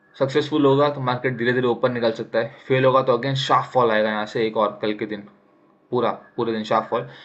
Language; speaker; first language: Hindi; native; Hindi